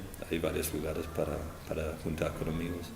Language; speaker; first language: Spanish; non-native, fluent; English